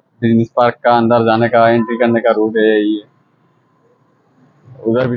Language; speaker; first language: Hindi; non-native, local second language; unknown